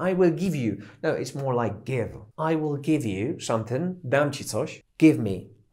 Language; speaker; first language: English; non-native, fluent; Polish